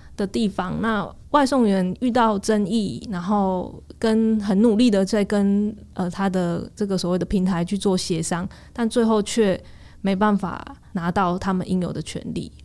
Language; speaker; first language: Chinese; native; Chinese